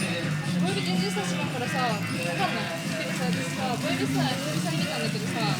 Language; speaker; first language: Japanese; native; Japanese